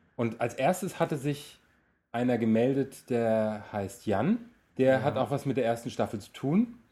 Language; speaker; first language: German; native; German